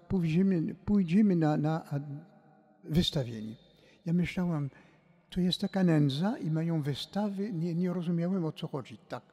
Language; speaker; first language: Polish; non-native, fluent; French